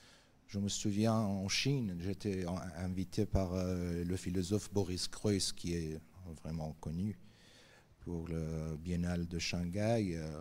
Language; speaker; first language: French; non-native, fluent; Persian